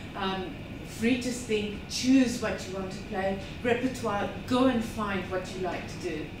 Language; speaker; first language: English; non-native, fluent; Japanese